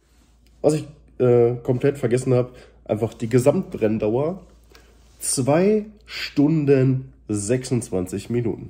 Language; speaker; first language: German; native; German